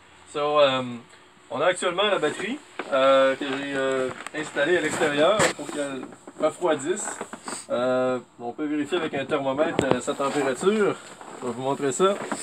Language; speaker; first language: French; native; French